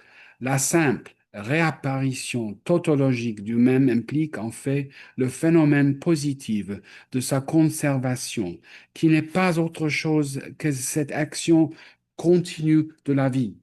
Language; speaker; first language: French; non-native, fluent; English